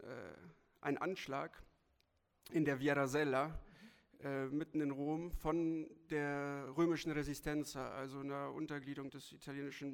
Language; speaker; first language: German; native; German